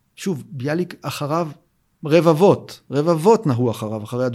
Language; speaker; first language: Hebrew; native; Hebrew